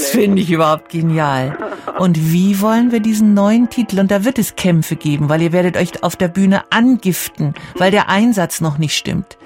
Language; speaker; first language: German; native; German